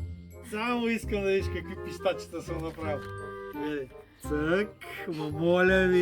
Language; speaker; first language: Bulgarian; native; Bulgarian